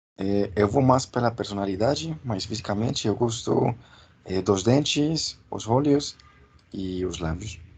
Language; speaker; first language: Portuguese; non-native, learner; Spanish